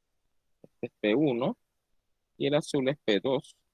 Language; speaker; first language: Spanish; native; Spanish